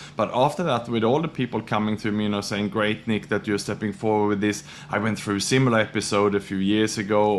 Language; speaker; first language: English; non-native, fluent; Swedish